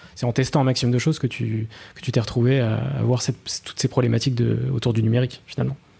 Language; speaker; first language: French; native; French